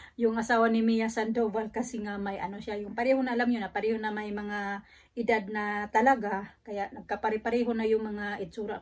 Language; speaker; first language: Filipino; native; Filipino